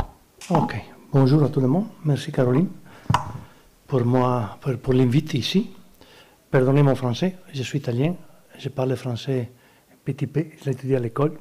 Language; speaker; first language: French; non-native, learner; Italian